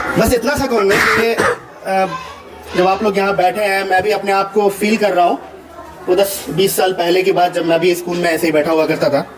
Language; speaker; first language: Hindi; native; Hindi